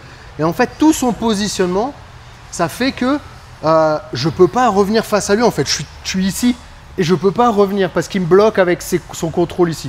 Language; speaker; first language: French; native; French